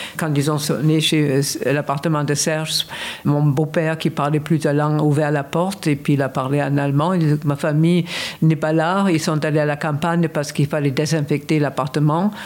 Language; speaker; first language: French; non-native, fluent; German